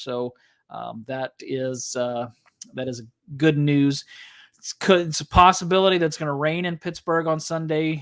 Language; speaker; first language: English; native; English